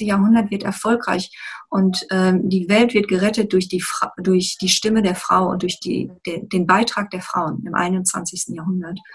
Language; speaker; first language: German; native; German